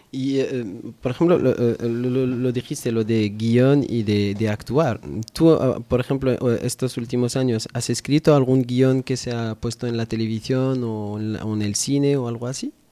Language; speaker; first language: Spanish; non-native, fluent; French